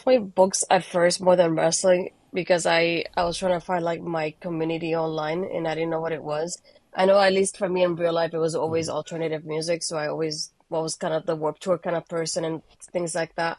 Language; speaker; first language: English; non-native, fluent; Spanish